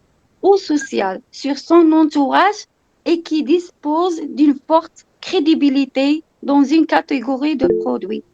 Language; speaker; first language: French; non-native, local second language; Arabic